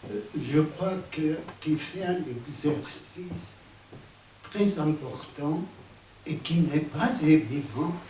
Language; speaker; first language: French; non-native, fluent; Spanish